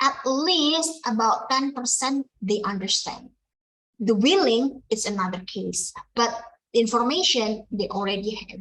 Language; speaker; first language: English; non-native, fluent; Indonesian